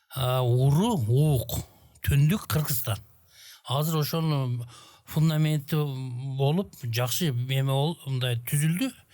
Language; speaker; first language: Kyrgyz; native; Kyrgyz